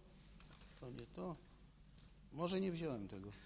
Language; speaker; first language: Polish; native; Polish